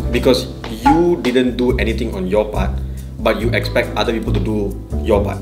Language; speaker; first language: English; non-native, local second language; Tamil